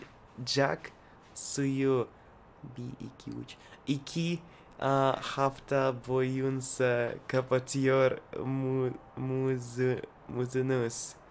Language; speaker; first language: Turkish; non-native, learner; Russian